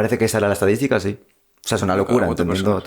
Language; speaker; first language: Spanish; native; Spanish